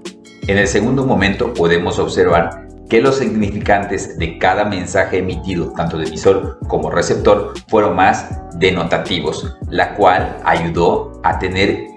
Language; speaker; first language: Spanish; native; Spanish